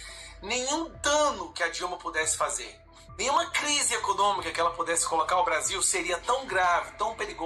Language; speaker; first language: Portuguese; native; Portuguese